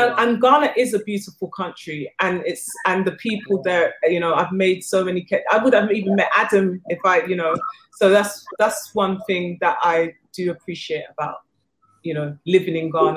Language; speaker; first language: English; native; English